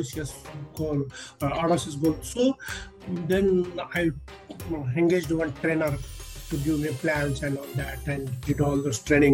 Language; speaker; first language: English; non-native, local second language; Marathi